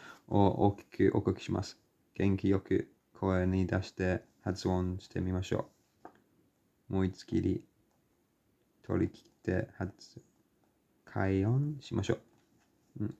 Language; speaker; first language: Japanese; non-native, learner; English